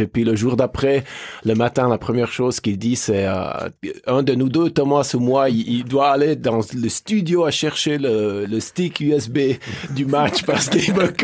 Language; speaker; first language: French; native; French